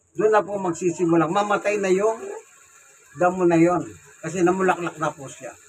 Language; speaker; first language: Filipino; non-native, local second language; Pampanga